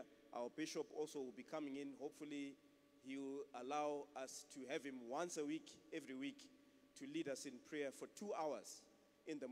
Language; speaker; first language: English; non-native, local second language; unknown